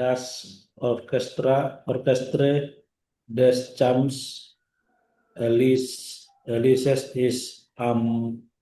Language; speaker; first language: German; non-native, learner; Indonesian